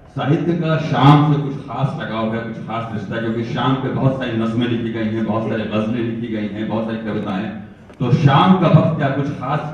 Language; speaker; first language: Hindi; native; Hindi